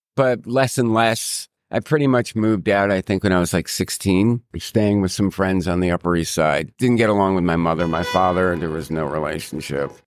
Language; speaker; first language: English; native; English